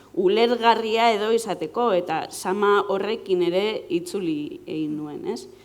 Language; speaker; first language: Basque; non-native, local second language; Spanish